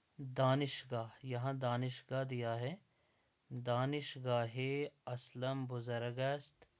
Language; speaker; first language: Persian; non-native, fluent; Urdu